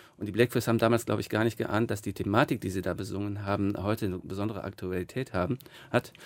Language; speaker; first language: German; native; German